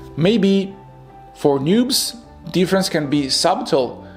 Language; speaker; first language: English; non-native, fluent; Italian